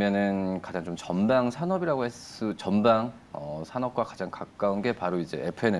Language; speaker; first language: Korean; native; Korean